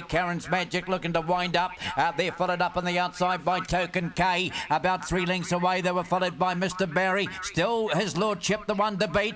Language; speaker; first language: English; native; English